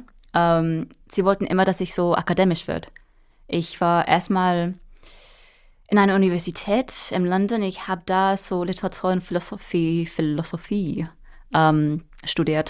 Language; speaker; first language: German; non-native, fluent; English